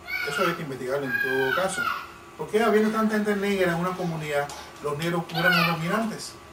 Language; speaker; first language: Spanish; native; Spanish